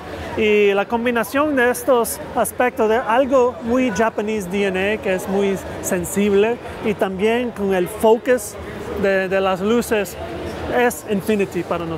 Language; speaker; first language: Spanish; early bilingual, heritage; Spanish